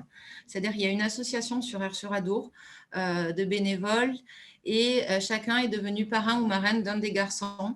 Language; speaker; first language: French; native; French